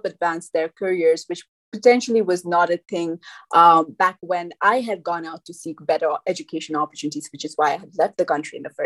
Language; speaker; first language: English; non-native, local second language; Nepali